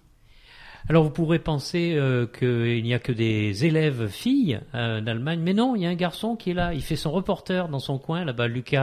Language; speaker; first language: French; native; French